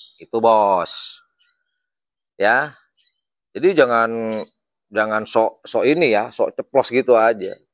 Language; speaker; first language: Indonesian; non-native, local second language; Madurese